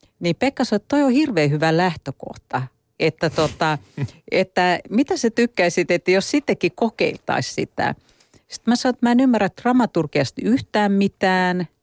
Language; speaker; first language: Finnish; native; Finnish